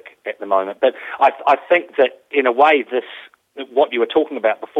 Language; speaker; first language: English; native; English